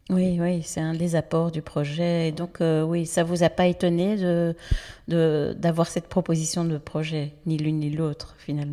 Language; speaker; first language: French; native; French